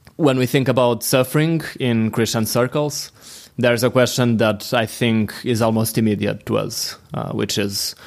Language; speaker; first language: English; non-native, fluent; Portuguese